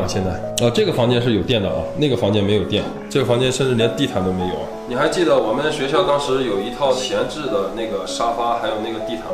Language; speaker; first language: Chinese; native; Chinese